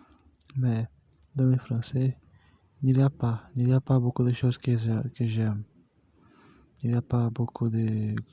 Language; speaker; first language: French; non-native, learner; Portuguese